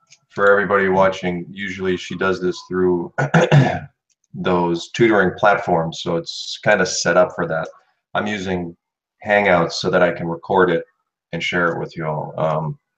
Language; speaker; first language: English; native; English